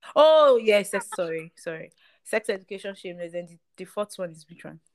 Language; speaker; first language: English; non-native, local second language; Yoruba